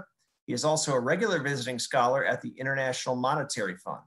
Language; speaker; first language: English; native; English